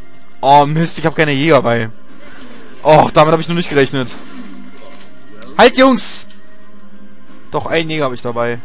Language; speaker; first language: German; native; German